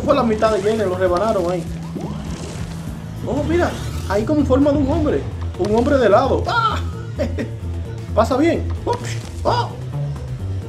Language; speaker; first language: Spanish; native; Spanish